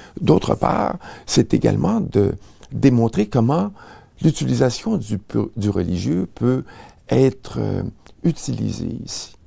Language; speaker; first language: French; native; French